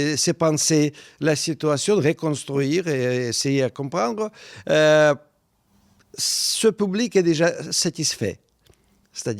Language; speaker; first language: French; non-native, fluent; Russian